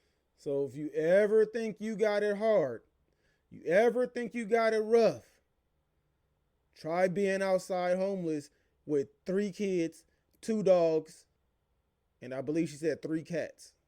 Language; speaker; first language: English; native; English